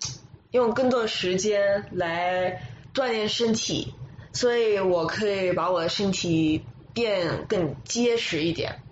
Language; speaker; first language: Chinese; early bilingual, other home language; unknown